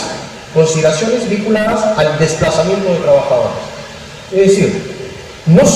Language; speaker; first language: Spanish; native; Spanish